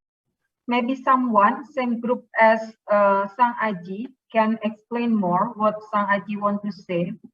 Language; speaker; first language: English; non-native, fluent; Indonesian